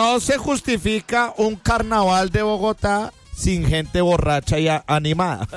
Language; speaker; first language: Spanish; native; Spanish